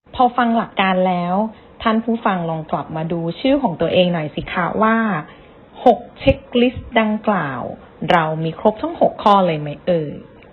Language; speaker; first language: Thai; native; Thai